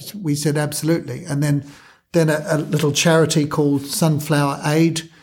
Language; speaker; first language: English; native; English